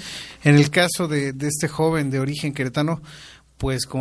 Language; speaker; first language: Spanish; native; Spanish